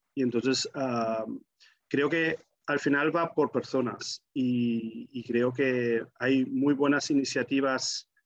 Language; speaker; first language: Spanish; non-native, fluent; German